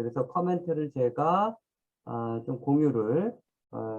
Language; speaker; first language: Korean; native; Korean